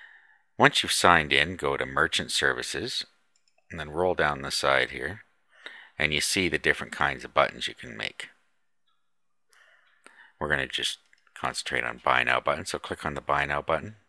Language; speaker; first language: English; native; English